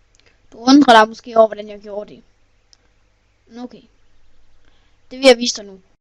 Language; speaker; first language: Danish; native; Danish